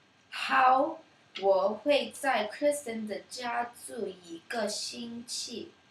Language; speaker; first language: Chinese; non-native, learner; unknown